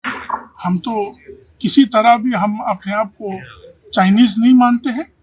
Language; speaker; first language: Hindi; non-native, local second language; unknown